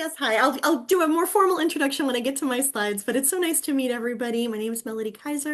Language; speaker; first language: English; native; English